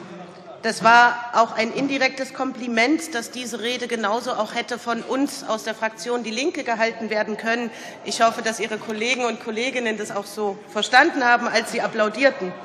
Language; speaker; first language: German; native; German